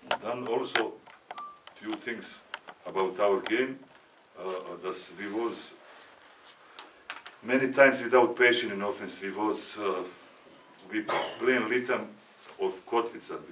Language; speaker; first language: English; non-native, learner; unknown